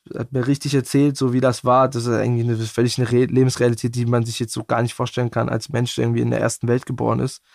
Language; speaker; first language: German; native; German